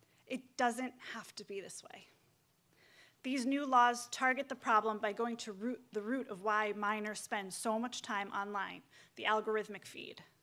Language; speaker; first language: English; native; English